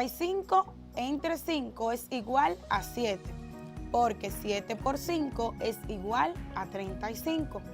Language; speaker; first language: Spanish; native; Spanish